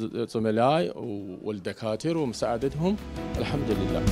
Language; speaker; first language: Arabic; non-native, fluent; Chinese